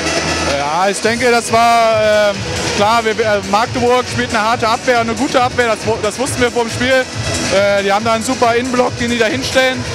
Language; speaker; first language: German; native; German